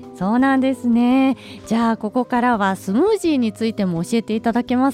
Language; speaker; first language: Japanese; native; Japanese